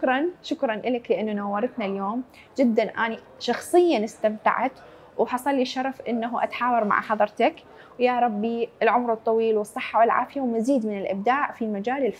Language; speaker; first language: Arabic; native; Arabic